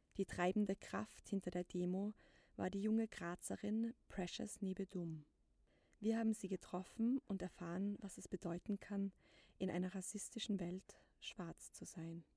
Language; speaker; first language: German; native; German